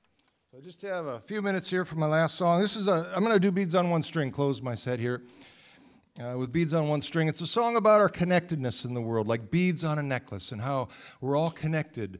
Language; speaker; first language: English; native; English